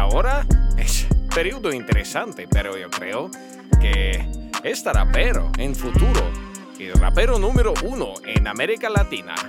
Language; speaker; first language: Spanish; non-native, learner; Russian